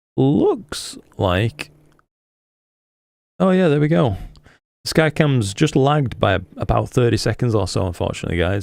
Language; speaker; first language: English; native; English